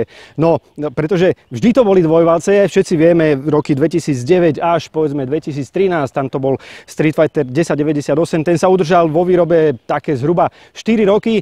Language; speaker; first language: Slovak; native; Slovak